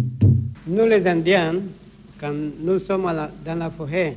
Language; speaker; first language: French; non-native, learner; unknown